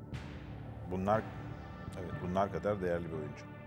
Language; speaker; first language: Turkish; native; Turkish